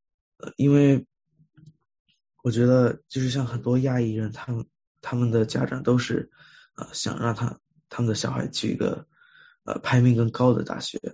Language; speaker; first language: Chinese; early bilingual, heritage; Chinese